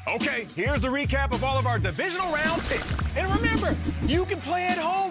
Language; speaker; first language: English; native; English